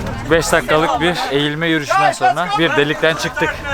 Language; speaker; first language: Turkish; native; Turkish